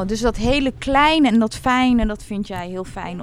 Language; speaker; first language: Dutch; native; Dutch